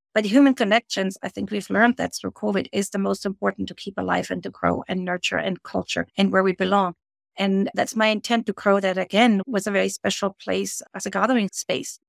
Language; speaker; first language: English; non-native, fluent; German